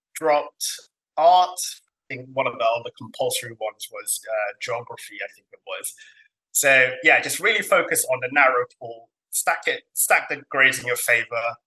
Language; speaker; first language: English; non-native, fluent; Somali